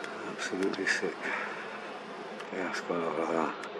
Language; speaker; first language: English; early bilingual, other home language; Spanish